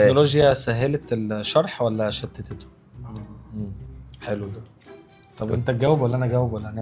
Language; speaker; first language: Arabic; native; Arabic